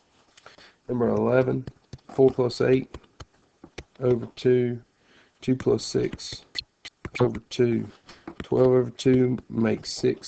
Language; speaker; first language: English; native; English